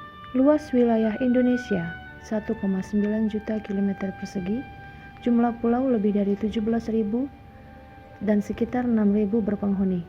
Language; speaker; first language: Indonesian; native; Indonesian